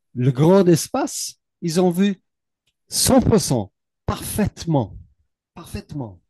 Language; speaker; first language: French; non-native, learner; English